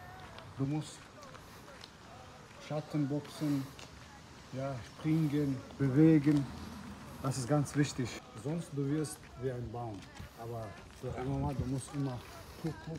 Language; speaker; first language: German; non-native, learner; Chechen